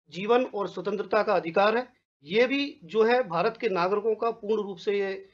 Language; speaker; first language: Hindi; native; Hindi